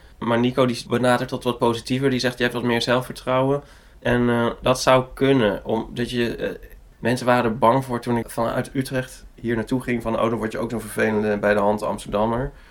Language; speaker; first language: Dutch; native; Dutch